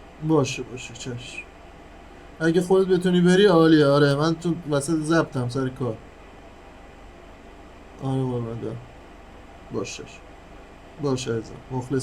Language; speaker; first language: Persian; native; Persian